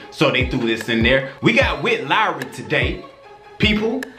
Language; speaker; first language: English; native; English